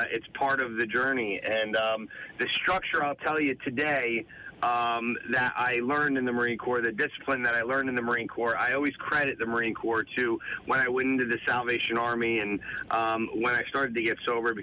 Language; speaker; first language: English; native; English